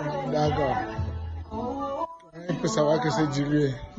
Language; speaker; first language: French; native; French